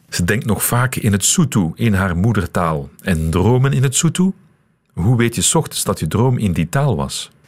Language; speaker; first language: Dutch; native; Dutch